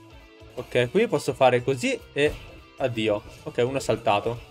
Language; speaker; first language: Italian; native; Italian